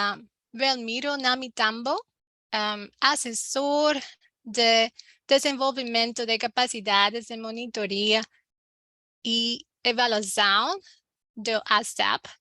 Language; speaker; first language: Portuguese; non-native, learner; Spanish